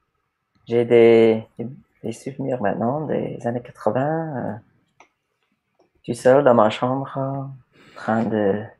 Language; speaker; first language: French; non-native, learner; English